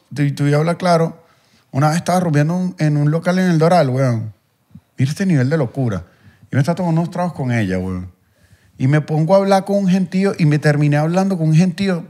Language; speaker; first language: Spanish; native; Spanish